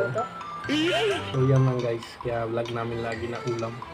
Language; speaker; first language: Filipino; non-native, learner; Punjabi